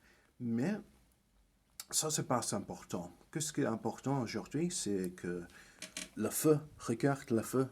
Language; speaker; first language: French; early bilingual, heritage; English